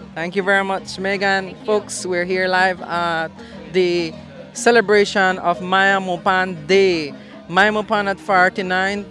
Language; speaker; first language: English; native; English